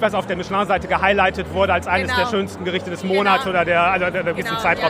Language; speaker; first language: German; native; German